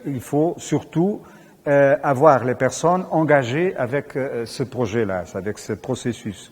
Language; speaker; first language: French; non-native, fluent; Portuguese